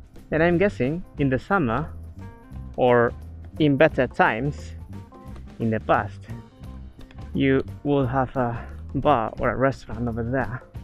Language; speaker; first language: English; non-native, fluent; Spanish